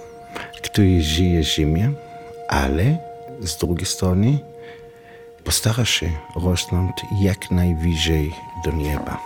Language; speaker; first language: Polish; non-native, learner; Hebrew